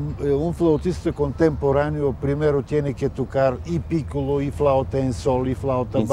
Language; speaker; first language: Spanish; non-native, fluent; Bulgarian